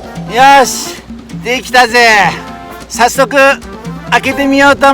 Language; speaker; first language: Japanese; native; Japanese